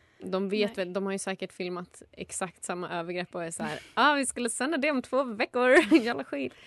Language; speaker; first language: Swedish; native; Swedish